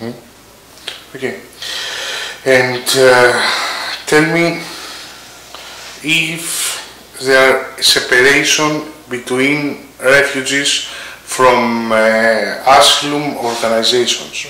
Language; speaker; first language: English; non-native, learner; Greek